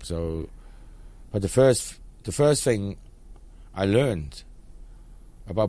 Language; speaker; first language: English; non-native, local second language; Cantonese